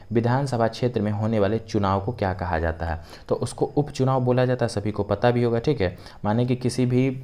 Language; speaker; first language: Hindi; native; Hindi